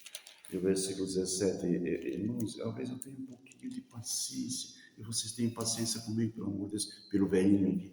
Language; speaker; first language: Portuguese; native; Portuguese